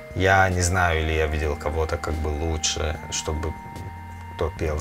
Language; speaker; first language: Russian; early bilingual, heritage; Russian